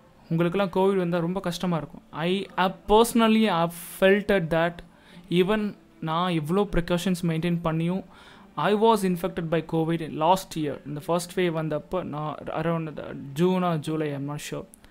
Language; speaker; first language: English; non-native, local second language; Tamil